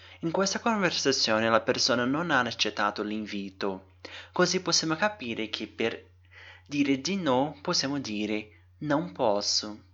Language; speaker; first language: Italian; non-native, fluent; Portuguese